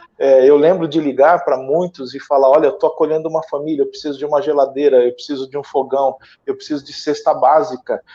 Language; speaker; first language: Portuguese; native; Portuguese